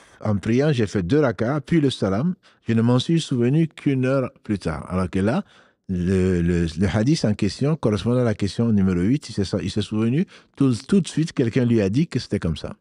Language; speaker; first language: French; native; French